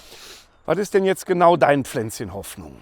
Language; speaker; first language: German; native; German